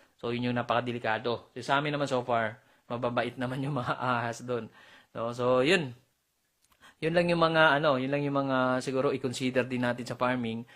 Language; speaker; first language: Filipino; non-native, local second language; Cebuano